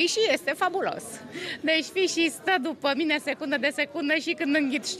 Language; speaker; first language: Romanian; native; Romanian